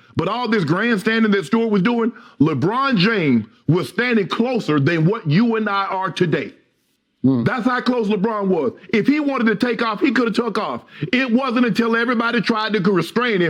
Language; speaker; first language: English; native; English